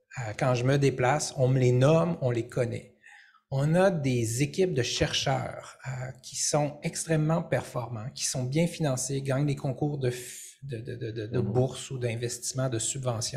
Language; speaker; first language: French; native; French